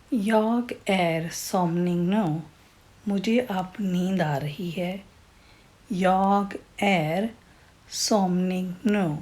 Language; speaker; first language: Swedish; non-native, fluent; Urdu